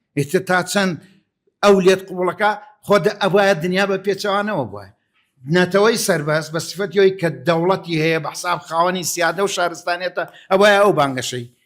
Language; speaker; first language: Central Kurdish; native; Central Kurdish